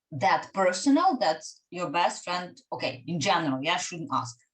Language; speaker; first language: English; non-native, fluent; Ukrainian